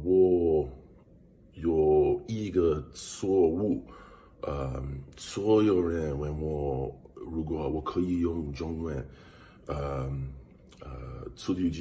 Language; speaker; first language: Chinese; non-native, learner; English